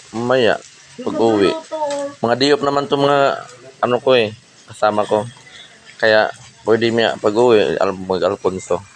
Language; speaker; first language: Filipino; non-native, local second language; Cebuano